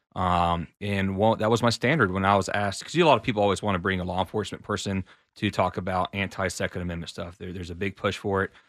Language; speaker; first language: English; native; English